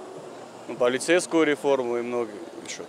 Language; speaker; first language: Russian; non-native, fluent; Georgian